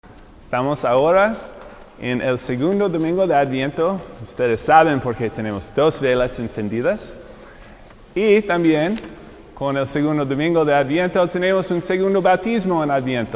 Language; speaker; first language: Spanish; non-native, fluent; English